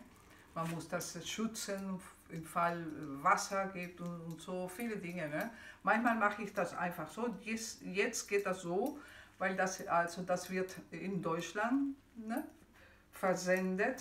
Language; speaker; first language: German; non-native, fluent; Spanish